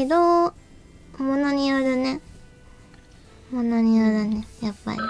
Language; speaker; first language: Japanese; native; Japanese